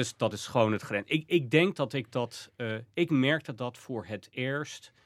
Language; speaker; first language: Dutch; non-native, fluent; English